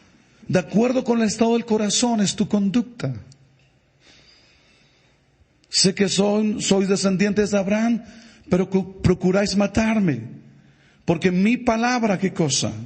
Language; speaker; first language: Spanish; native; Spanish